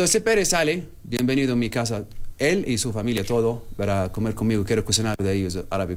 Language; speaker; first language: Spanish; non-native, learner; Arabic